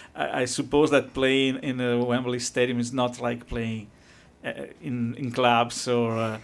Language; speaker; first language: English; non-native, fluent; Italian